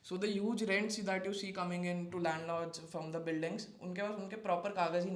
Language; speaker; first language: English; non-native, local second language; Hindi